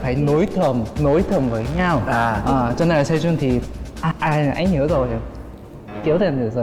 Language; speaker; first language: Vietnamese; non-native, fluent; Korean